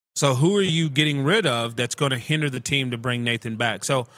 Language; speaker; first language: English; native; English